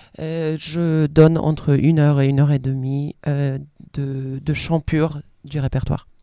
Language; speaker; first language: French; non-native, fluent; Polish